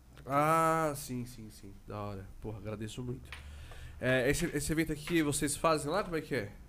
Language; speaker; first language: Portuguese; native; Portuguese